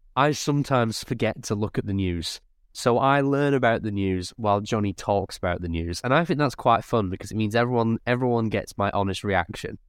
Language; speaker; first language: English; native; English